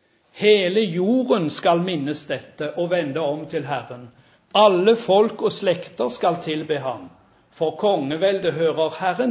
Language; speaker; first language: Norwegian; native; Norwegian